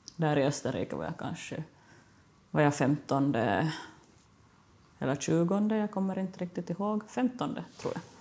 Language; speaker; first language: Swedish; native; Swedish